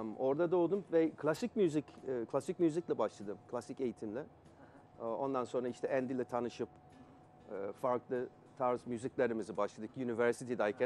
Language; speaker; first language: Turkish; non-native, fluent; English